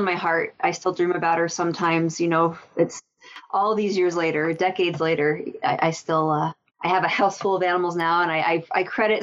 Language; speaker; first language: English; native; English